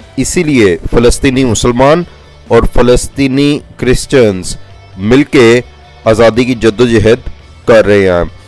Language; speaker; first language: Urdu; non-native, local second language; Punjabi